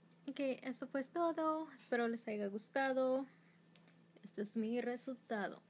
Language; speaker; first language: Spanish; early bilingual, heritage; Spanish